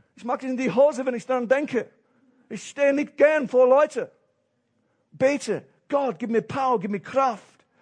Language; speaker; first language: German; non-native, fluent; English